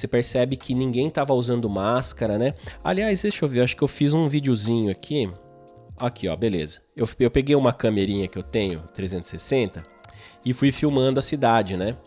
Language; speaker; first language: Portuguese; native; Portuguese